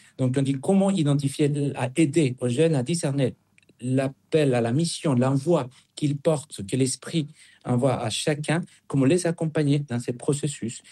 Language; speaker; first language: French; non-native, fluent; Spanish